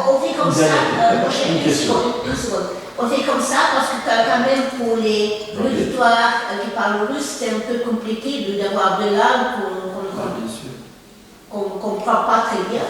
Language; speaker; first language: French; non-native, fluent; Russian